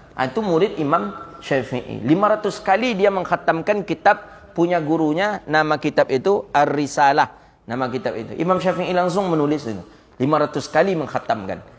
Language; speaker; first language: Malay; non-native, local second language; Minangkabau